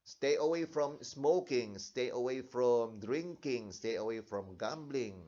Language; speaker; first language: English; non-native, local second language; Filipino